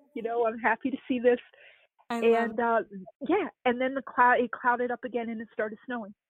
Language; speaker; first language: English; native; English